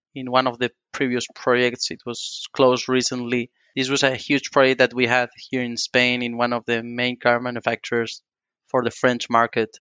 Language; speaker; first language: English; non-native, fluent; Spanish